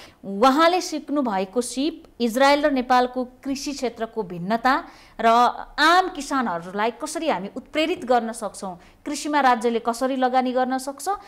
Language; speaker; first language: Nepali; native; Nepali